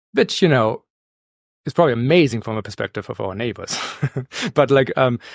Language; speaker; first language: English; non-native, fluent; German